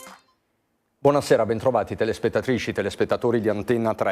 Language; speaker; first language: Italian; native; Italian